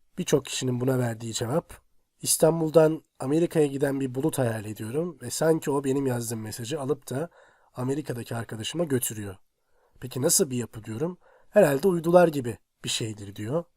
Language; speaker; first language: Turkish; native; Turkish